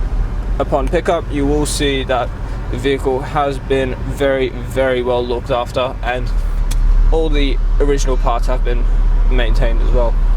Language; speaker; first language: English; native; English